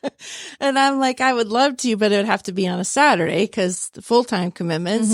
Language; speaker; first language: English; native; English